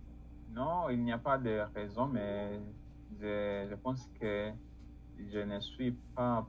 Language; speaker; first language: French; non-native, learner; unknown